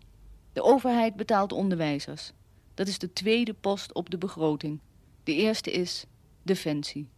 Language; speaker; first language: Dutch; native; Dutch